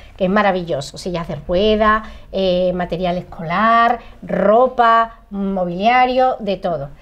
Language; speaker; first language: Spanish; native; Spanish